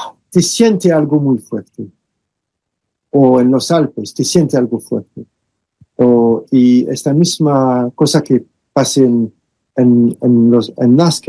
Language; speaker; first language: Spanish; non-native, fluent; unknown